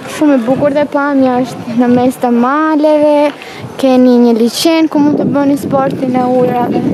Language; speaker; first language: Albanian; early bilingual, heritage; Albanian